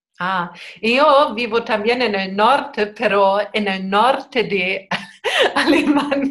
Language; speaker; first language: Spanish; non-native, learner; German